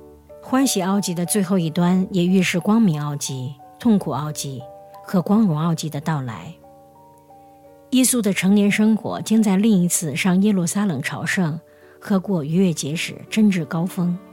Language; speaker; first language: Chinese; native; Chinese